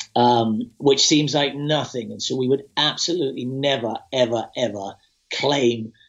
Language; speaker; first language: English; native; English